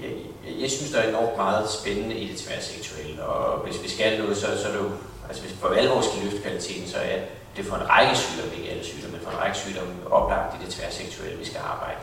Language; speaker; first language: Danish; native; Danish